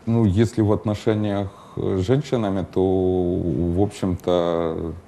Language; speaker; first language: Russian; non-native, local second language; Ukrainian